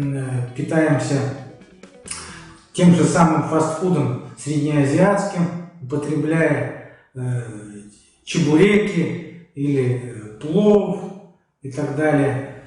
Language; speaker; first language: Russian; native; Russian